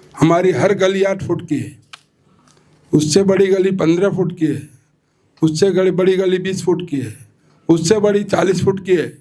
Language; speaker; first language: Hindi; non-native, local second language; Marathi